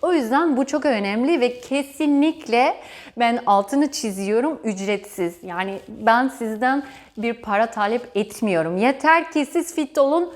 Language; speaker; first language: Turkish; non-native, fluent; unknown